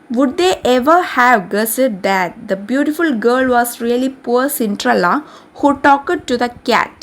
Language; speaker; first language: English; non-native, local second language; Malayalam